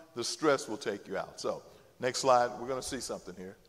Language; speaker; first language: English; native; English